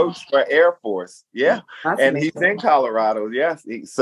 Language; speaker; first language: English; native; English